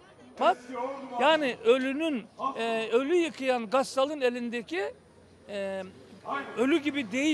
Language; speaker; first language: Turkish; native; Turkish